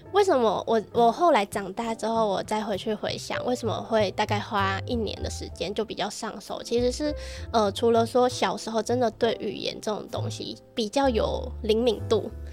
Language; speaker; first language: Chinese; early bilingual, other home language; Vietnamese